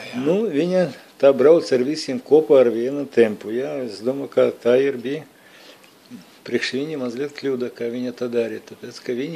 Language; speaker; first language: Latvian; non-native, local second language; Russian